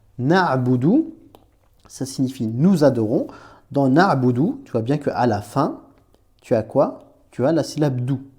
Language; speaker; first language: French; native; French